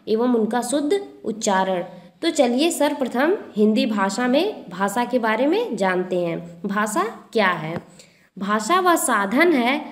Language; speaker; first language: Hindi; native; Hindi